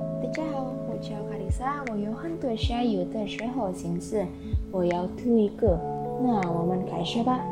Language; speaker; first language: Chinese; non-native, learner; Indonesian